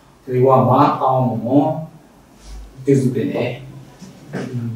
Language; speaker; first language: English; non-native, fluent; Burmese